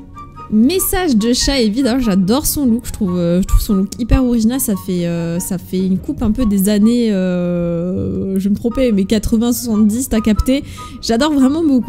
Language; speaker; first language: French; native; French